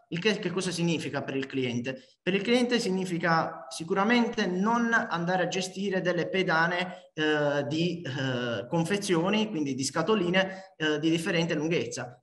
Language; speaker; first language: Italian; native; Italian